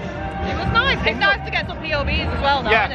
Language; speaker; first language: English; native; English